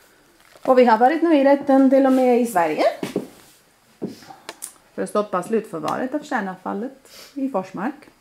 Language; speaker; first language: Swedish; non-native, fluent; Latvian